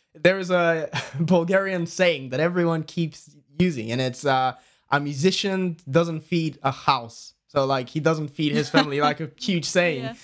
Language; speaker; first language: English; non-native, fluent; Bulgarian